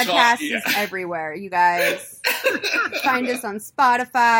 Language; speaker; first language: English; native; English